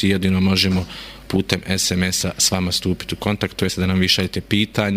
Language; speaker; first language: Croatian; native; Croatian